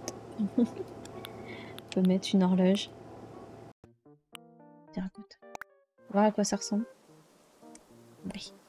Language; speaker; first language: French; native; French